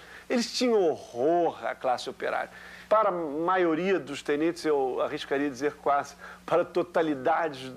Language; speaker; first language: Portuguese; native; Portuguese